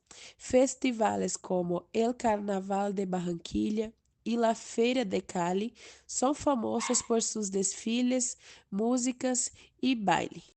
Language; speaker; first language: Spanish; non-native, learner; Portuguese